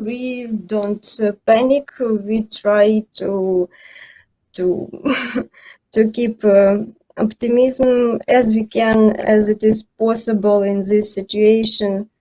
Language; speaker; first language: English; non-native, learner; Ukrainian